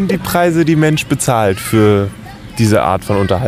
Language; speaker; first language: German; native; German